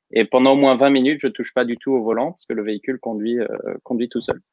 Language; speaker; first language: French; native; French